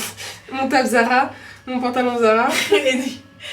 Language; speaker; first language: French; native; French